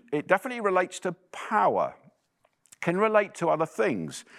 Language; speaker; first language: English; native; English